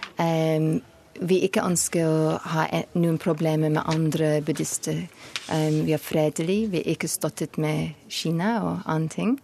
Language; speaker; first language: Norwegian; non-native, learner; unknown